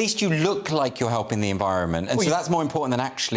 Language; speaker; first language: English; native; English